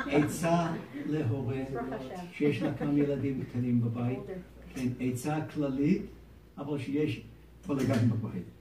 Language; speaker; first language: Hebrew; non-native, fluent; English